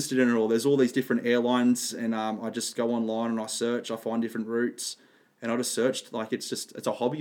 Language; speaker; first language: English; native; English